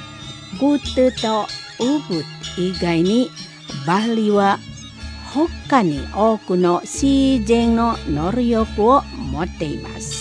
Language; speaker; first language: Japanese; non-native, learner; Indonesian